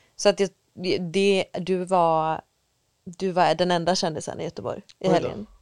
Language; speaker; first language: Swedish; native; Swedish